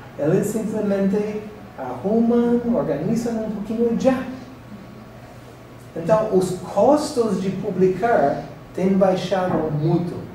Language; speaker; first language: Spanish; non-native, fluent; English